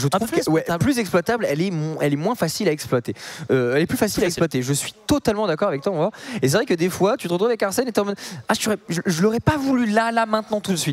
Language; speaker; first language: French; native; French